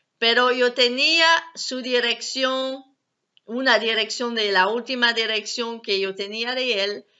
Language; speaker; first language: Spanish; non-native, learner; French